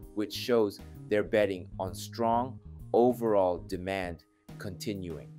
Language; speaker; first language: English; non-native, fluent; Japanese